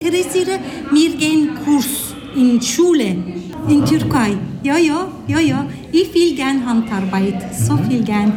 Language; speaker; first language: German; non-native, learner; Turkish